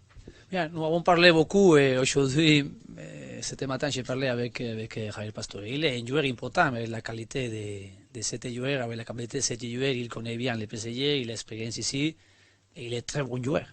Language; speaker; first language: French; non-native, learner; Spanish